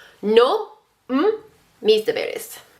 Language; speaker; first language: Spanish; non-native, fluent; English